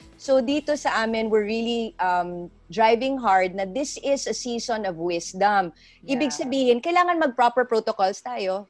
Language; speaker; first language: Filipino; non-native, local second language; Hiligaynon